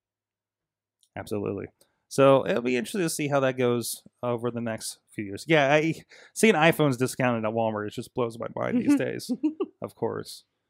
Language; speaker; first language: English; native; English